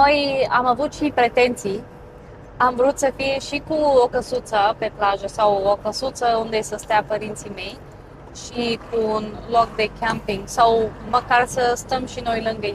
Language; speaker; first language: Romanian; non-native, fluent; Bulgarian